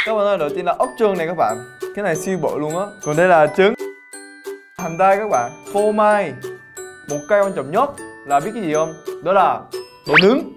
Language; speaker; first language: Vietnamese; non-native, fluent; Korean